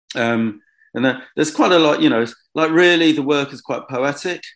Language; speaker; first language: English; native; English